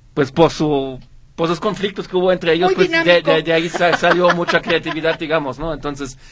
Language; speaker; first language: Spanish; non-native, fluent; German